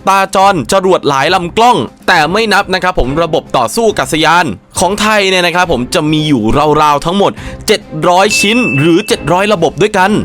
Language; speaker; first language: Thai; native; Thai